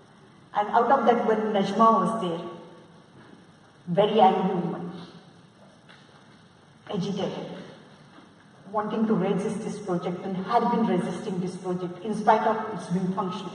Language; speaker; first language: English; non-native, local second language; Marathi